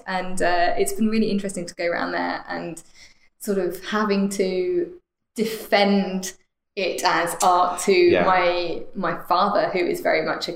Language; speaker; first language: English; native; English